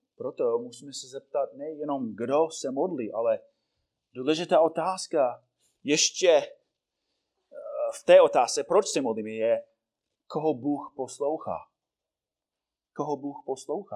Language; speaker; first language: Czech; non-native, fluent; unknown